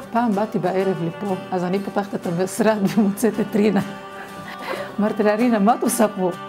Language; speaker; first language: Hebrew; non-native, local second language; Arabic